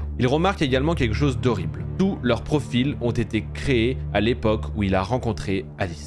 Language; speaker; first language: French; native; French